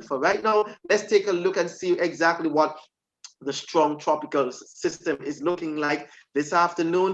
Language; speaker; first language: English; native; English